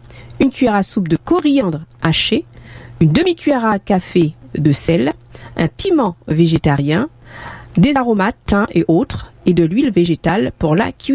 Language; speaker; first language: French; native; French